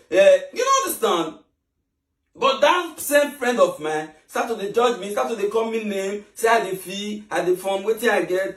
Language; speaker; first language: Nigerian Pidgin; native; Nigerian Pidgin